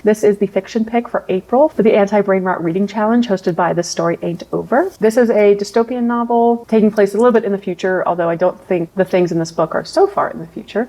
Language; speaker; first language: English; native; English